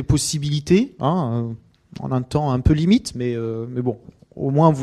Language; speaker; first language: French; native; French